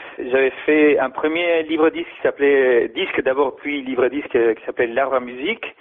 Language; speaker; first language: French; non-native, fluent; Spanish